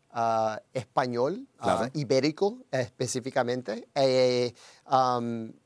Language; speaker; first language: Spanish; early bilingual, heritage; Spanish